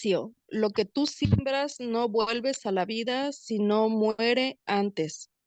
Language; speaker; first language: Spanish; native; Spanish